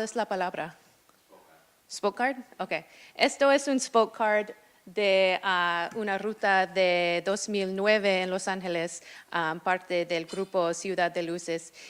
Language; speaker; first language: Spanish; non-native, fluent; English